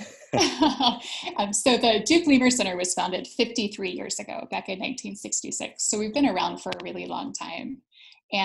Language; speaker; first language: English; native; English